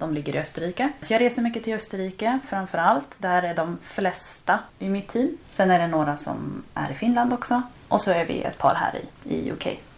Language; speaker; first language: Swedish; native; Swedish